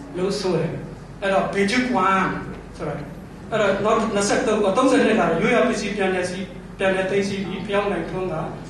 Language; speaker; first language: Burmese; non-native, local second language; Mon